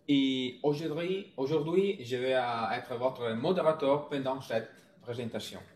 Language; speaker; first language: French; non-native, fluent; Italian